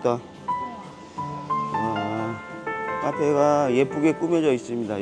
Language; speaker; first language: Korean; native; Korean